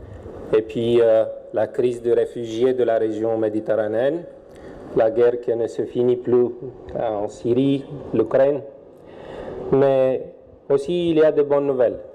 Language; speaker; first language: French; non-native, fluent; Romanian